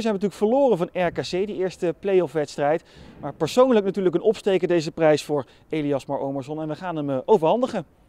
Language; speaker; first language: Dutch; native; Dutch